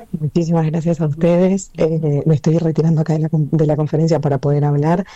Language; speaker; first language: Spanish; native; Spanish